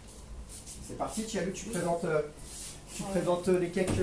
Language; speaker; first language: French; native; French